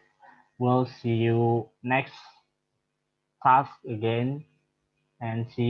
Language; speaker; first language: English; non-native, learner; Indonesian